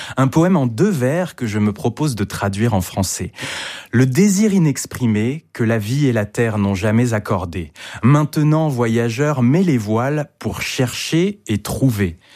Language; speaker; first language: French; native; French